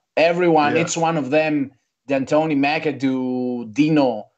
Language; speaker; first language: English; non-native, fluent; Greek